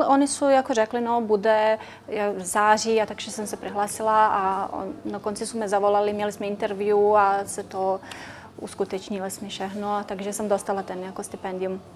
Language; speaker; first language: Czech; non-native, learner; Bosnian